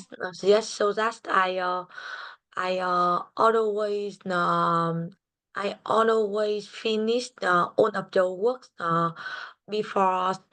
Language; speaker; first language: English; non-native, learner; Vietnamese